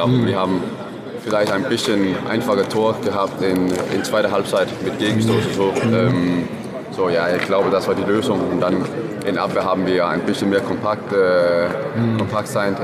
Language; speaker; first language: German; non-native, fluent; Danish